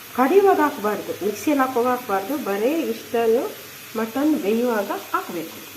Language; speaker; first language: Kannada; non-native, local second language; Tulu